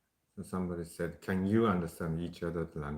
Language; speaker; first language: English; non-native, fluent; Japanese